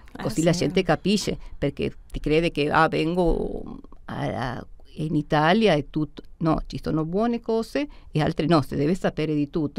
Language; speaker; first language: Italian; early bilingual, heritage; Spanish